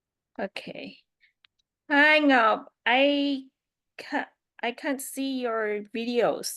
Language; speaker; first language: English; non-native, fluent; Vietnamese